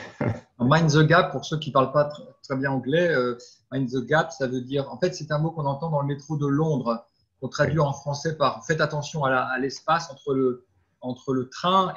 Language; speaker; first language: French; native; French